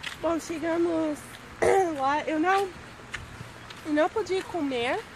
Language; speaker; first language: Portuguese; non-native, fluent; English